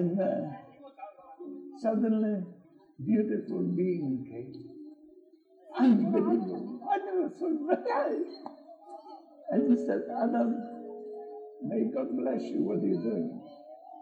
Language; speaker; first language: English; non-native, fluent; Polish